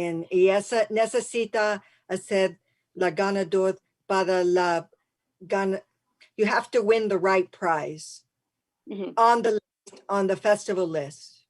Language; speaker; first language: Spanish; early bilingual, heritage; English